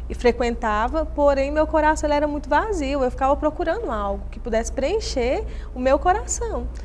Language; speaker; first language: Portuguese; native; Portuguese